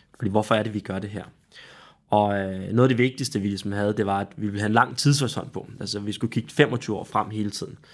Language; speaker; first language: Danish; native; Danish